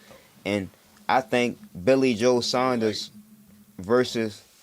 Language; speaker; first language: English; native; English